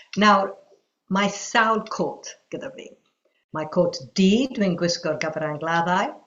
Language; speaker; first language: Welsh; non-native, fluent; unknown